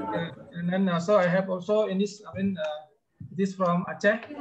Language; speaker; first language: English; non-native, learner; Indonesian